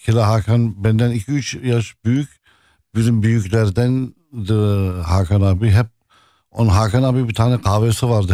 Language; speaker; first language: Turkish; non-native, fluent; Arabic